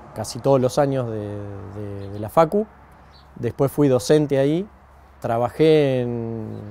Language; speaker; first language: Spanish; native; Spanish